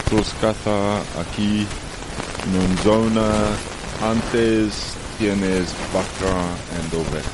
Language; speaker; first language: Spanish; non-native, learner; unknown